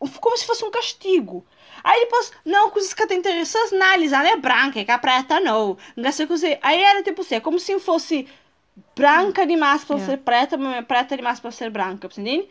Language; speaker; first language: Portuguese; non-native, local second language; Kabuverdianu